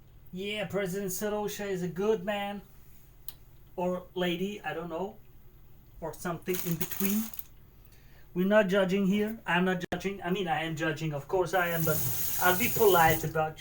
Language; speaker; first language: English; non-native, fluent; German